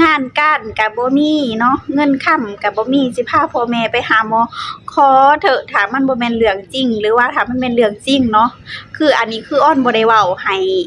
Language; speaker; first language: Thai; native; Thai